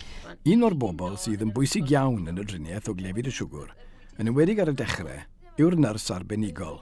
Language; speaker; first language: Welsh; native; Welsh